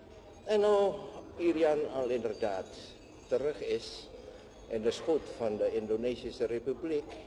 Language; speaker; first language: Dutch; non-native, local second language; Javanese